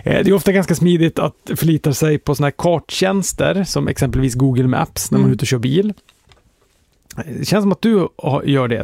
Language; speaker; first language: Swedish; native; Swedish